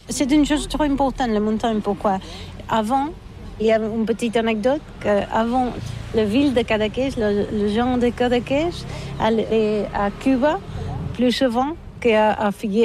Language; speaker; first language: French; non-native, learner; Catalan